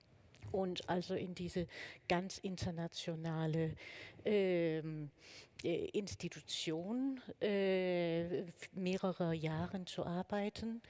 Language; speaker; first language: German; non-native, fluent; Danish